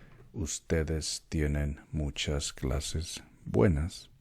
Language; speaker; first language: Spanish; early bilingual, heritage; Spanish